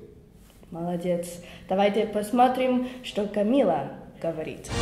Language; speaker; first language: Russian; non-native, learner; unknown